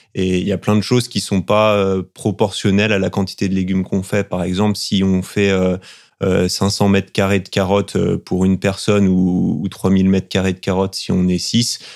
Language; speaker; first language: French; native; French